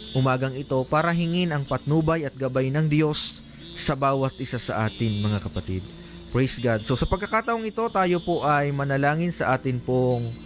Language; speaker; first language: Filipino; non-native, local second language; Bikol